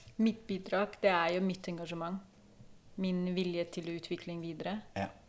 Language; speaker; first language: Norwegian; non-native, fluent; Ukrainian